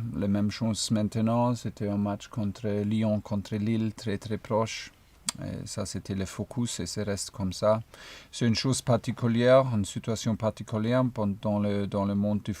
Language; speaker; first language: French; non-native, fluent; German